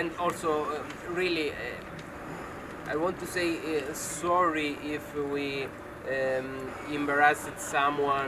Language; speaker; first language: English; non-native, learner; Romanian